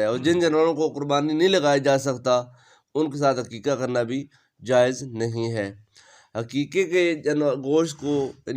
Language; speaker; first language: Urdu; native; Urdu